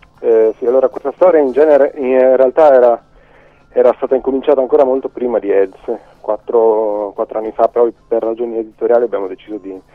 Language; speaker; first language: Italian; native; Italian